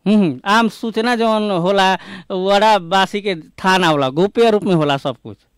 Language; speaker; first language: Bhojpuri; native; Bhojpuri